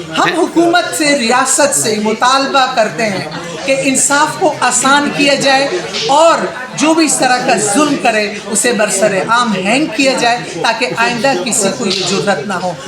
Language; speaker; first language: Urdu; non-native, local second language; Pashto